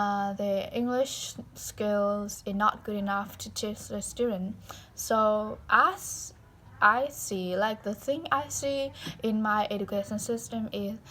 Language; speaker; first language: English; non-native, learner; Vietnamese